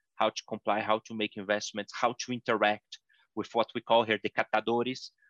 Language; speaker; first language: English; non-native, fluent; Portuguese